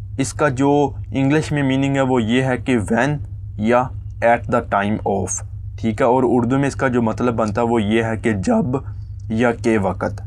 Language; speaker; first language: Urdu; native; Urdu